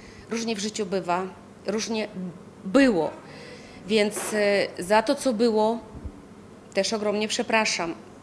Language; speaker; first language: Polish; non-native, fluent; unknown